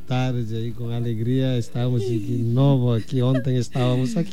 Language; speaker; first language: Portuguese; non-native, fluent; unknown